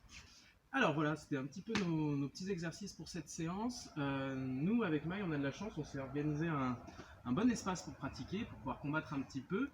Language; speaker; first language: French; native; French